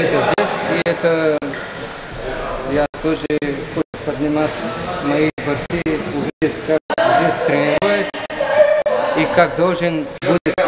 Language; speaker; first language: Russian; non-native, learner; Bulgarian